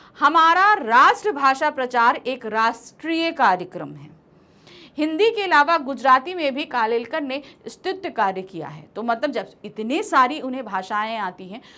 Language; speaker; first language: Hindi; native; Hindi